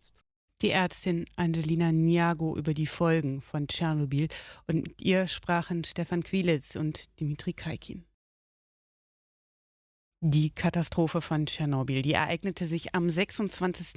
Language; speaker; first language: German; native; German